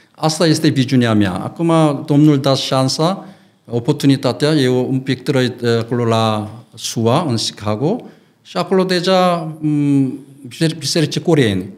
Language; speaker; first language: Romanian; non-native, learner; Korean